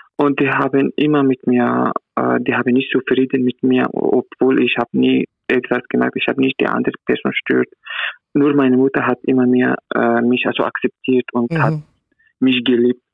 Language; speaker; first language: German; non-native, learner; Arabic